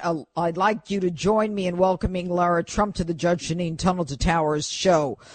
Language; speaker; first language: English; native; English